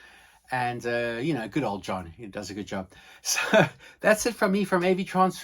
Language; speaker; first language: English; native; English